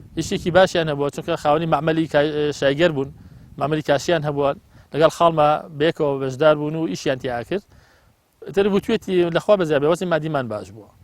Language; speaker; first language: Central Kurdish; native; Central Kurdish